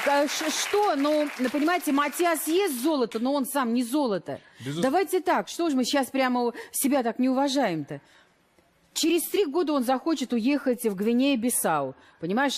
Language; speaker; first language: Russian; native; Russian